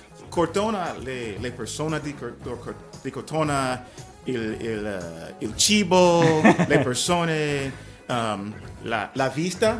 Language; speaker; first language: Italian; non-native, learner; English